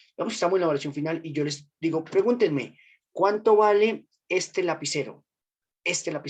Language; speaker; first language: Spanish; native; Spanish